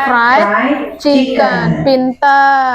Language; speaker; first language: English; non-native, learner; Indonesian